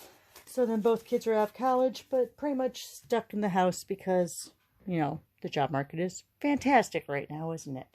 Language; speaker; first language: English; native; English